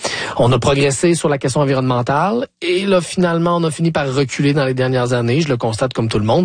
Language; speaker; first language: French; native; French